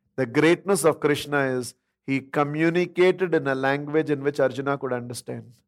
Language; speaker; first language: English; non-native, local second language; Tamil